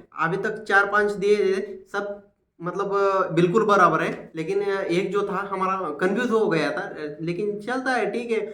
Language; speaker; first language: Hindi; non-native, local second language; Marathi